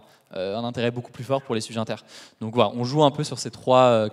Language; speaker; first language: French; native; French